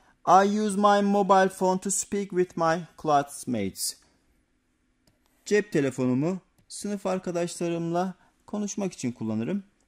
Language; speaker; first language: English; non-native, fluent; Turkish